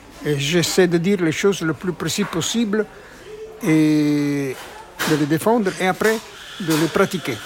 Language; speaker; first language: French; non-native, fluent; Italian